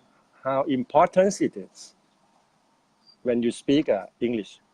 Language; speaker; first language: English; non-native, fluent; Thai